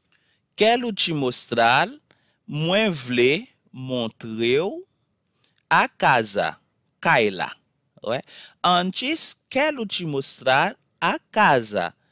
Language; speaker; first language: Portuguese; non-native, fluent; Haitian Creole